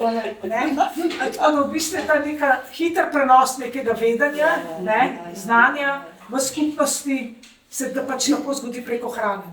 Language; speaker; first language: Slovenian; native; Slovenian